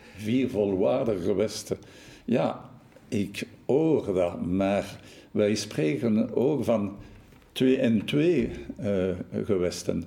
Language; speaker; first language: Dutch; non-native, local second language; French